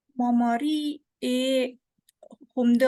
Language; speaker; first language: French; non-native, learner; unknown